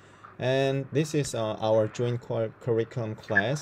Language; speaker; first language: English; non-native, fluent; Korean